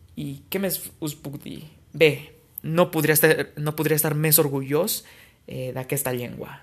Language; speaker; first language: Catalan; non-native, fluent; Spanish